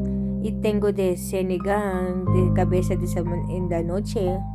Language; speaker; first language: Spanish; non-native, learner; Filipino